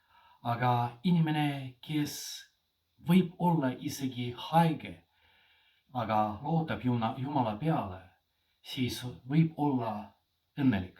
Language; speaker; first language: Estonian; non-native, fluent; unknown